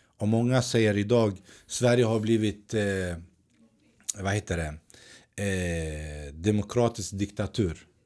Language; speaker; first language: Swedish; early bilingual, other home language; Arabic